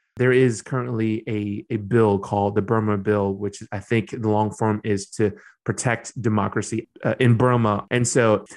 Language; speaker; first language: English; early bilingual, other home language; Burmese